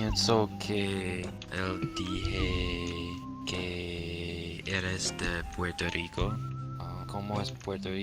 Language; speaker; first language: Spanish; non-native, learner; English